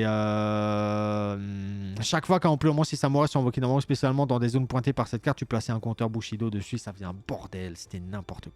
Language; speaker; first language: French; native; French